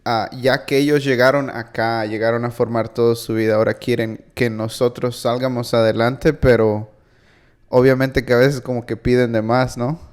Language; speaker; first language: Spanish; early bilingual, heritage; Spanish